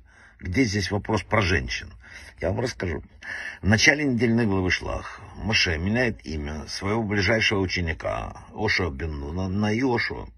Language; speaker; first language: Russian; native; Russian